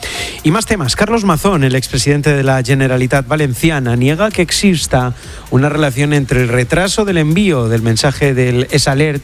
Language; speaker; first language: Spanish; native; Spanish